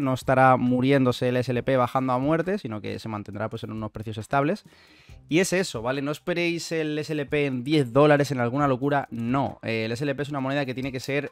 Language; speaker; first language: Spanish; native; Spanish